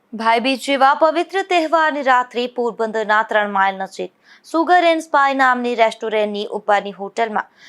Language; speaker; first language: Gujarati; native; Gujarati